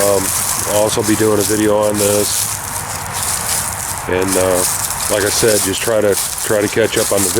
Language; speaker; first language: English; native; English